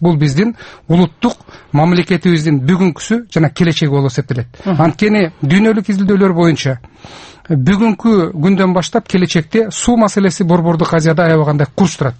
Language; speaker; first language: Kyrgyz; native; Kyrgyz